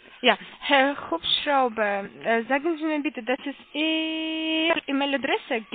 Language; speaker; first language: German; non-native, learner; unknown